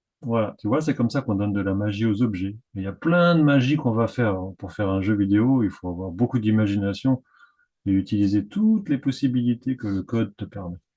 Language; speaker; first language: French; native; French